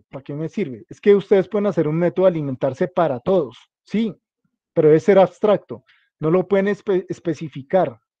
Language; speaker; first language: Spanish; native; Spanish